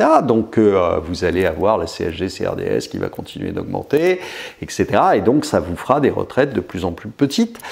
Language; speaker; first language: French; native; French